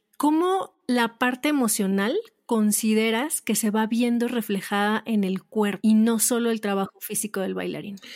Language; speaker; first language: Spanish; native; Spanish